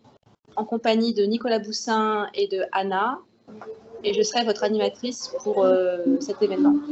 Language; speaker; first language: French; native; French